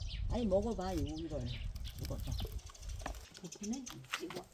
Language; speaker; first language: Korean; native; Korean